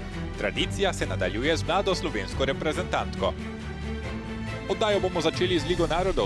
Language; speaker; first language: Slovenian; native; Slovenian